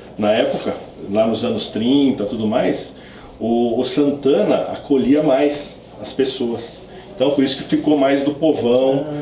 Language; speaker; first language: Portuguese; native; Portuguese